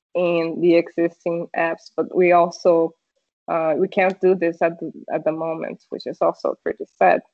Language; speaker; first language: English; non-native, fluent; Portuguese